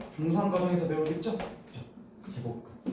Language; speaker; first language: Korean; native; Korean